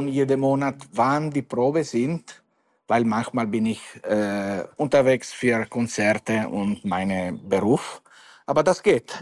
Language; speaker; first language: German; non-native, fluent; Italian